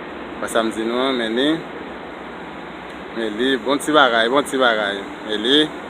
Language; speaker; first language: French; non-native, learner; Haitian Creole